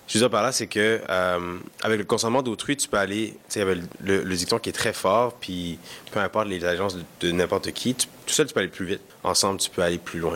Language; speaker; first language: French; early bilingual, other home language; Kinyarwanda